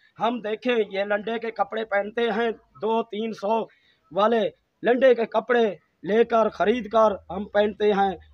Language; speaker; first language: Urdu; non-native, local second language; Saraiki